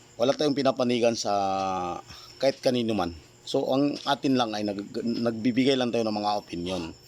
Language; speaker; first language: Filipino; non-native, local second language; Maranao